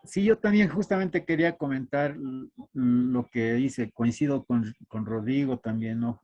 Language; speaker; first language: Spanish; native; Spanish